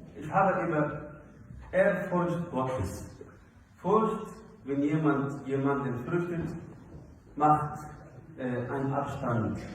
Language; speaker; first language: German; non-native, fluent; Arabic